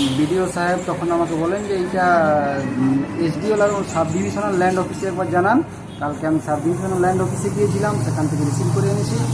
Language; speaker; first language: Bangla; native; Bangla